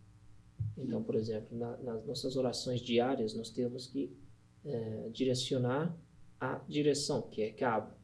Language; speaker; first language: Portuguese; non-native, learner; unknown